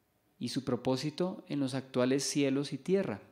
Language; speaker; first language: Spanish; native; Spanish